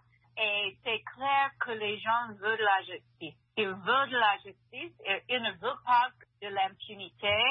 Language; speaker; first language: French; non-native, fluent; English